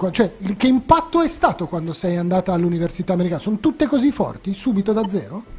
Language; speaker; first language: Italian; native; Italian